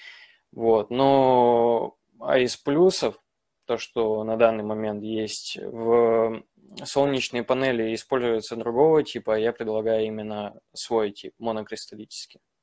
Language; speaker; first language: Russian; native; Russian